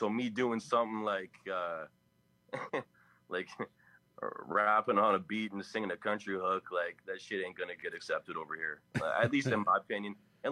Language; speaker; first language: English; native; English